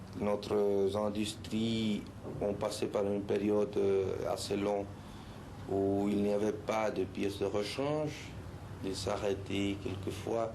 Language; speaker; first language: French; non-native, fluent; Spanish